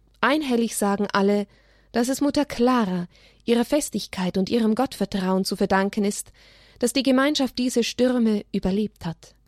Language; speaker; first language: German; native; German